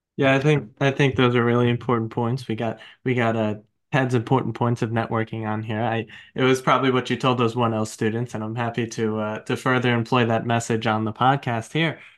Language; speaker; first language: English; native; English